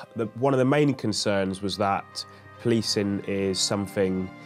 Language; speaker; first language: English; native; English